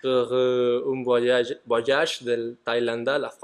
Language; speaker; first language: French; non-native, learner; Spanish